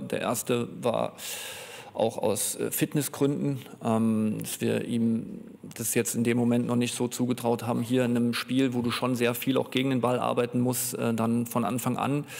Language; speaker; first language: German; native; German